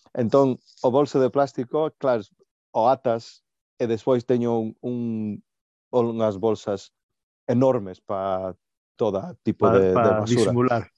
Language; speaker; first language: Galician; non-native, local second language; Spanish